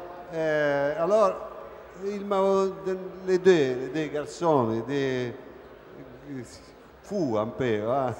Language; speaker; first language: French; non-native, fluent; Italian